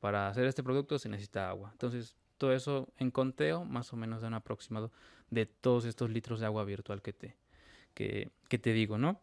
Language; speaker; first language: Spanish; native; Spanish